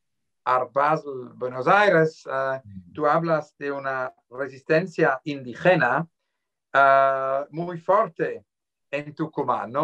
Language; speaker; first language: Spanish; non-native, fluent; Swiss German